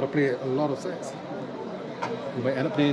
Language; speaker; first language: English; native; English